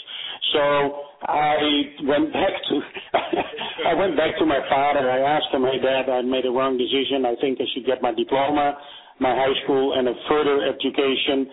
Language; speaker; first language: English; non-native, fluent; Dutch